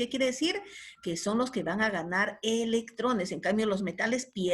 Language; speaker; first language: Spanish; native; Spanish